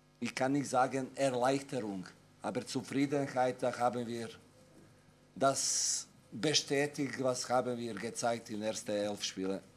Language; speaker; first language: German; non-native, fluent; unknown